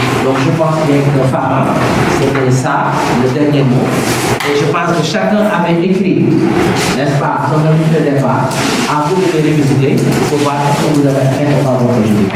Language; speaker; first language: French; non-native, local second language; Wolof